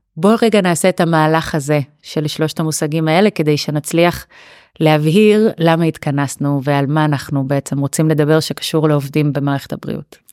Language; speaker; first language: Hebrew; native; Hebrew